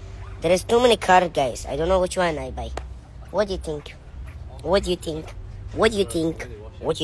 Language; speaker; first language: English; non-native, learner; Tajik